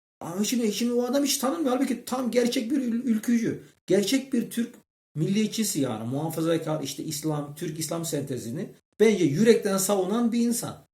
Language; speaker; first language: Turkish; early bilingual, heritage; Turkish